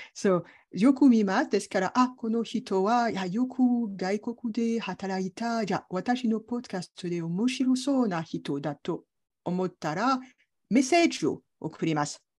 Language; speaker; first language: Japanese; non-native, learner; French